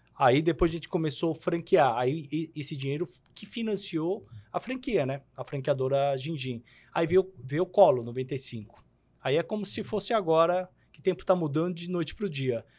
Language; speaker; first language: Portuguese; early bilingual, other home language; Korean